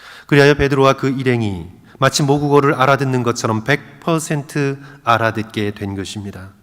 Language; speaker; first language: Korean; native; Korean